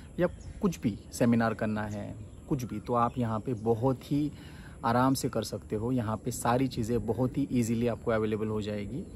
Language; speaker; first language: Hindi; non-native, local second language; Marathi